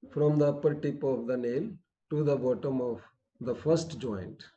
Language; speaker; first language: English; non-native, local second language; Punjabi